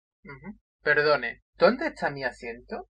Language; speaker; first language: Spanish; non-native, fluent; Russian